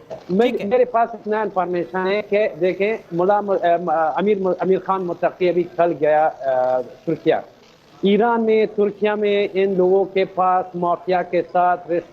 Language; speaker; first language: Hindi; non-native, fluent; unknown